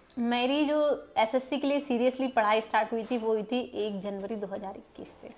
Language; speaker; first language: Hindi; native; Hindi